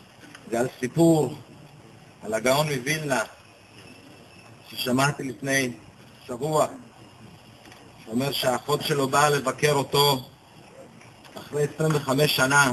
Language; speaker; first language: Hebrew; early bilingual, other home language; Romanian